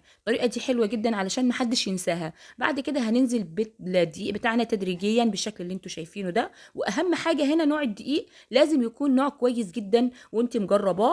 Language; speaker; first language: Arabic; native; Arabic